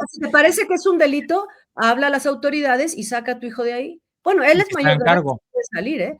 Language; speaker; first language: Spanish; native; Spanish